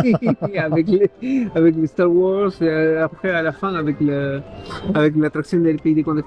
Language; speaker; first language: French; non-native, learner; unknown